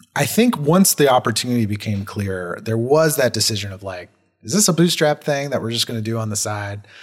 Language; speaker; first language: English; native; English